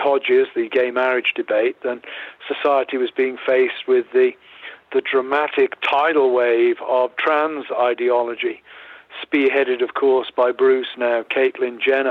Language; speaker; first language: English; native; English